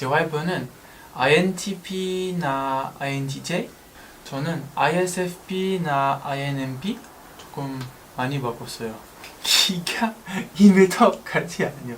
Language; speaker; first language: Korean; non-native, learner; French